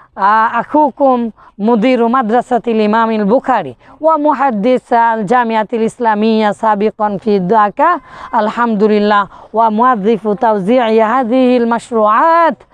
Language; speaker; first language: Arabic; non-native, fluent; Bangla